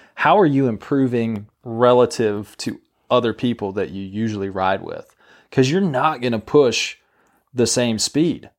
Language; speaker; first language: English; native; English